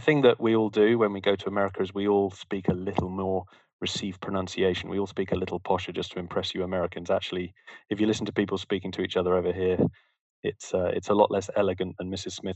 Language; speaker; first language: English; native; English